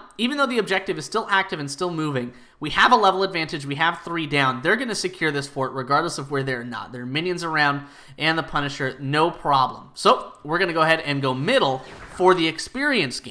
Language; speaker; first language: English; native; English